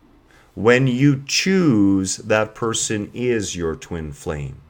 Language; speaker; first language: English; native; English